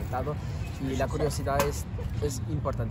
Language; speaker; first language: Spanish; non-native, fluent; French